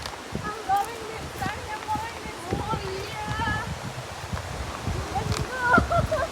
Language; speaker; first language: English; non-native, learner; Nepali